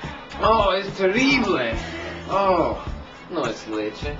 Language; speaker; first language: Spanish; non-native, learner; English